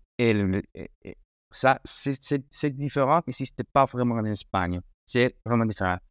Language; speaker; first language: French; non-native, learner; Spanish